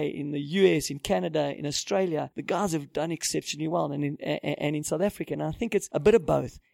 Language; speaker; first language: English; native; English